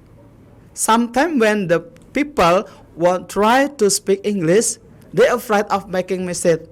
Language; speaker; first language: English; non-native, learner; Indonesian